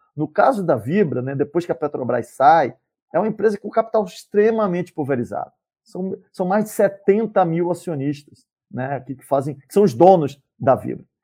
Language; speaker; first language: Portuguese; native; Portuguese